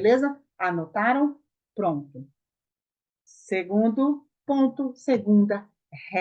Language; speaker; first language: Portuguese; native; Portuguese